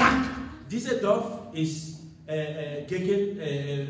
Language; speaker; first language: German; non-native, learner; French